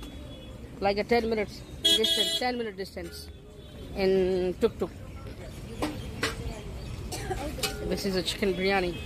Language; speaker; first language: English; non-native, learner; Hindi